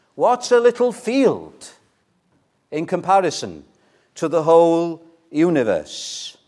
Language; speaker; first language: English; native; English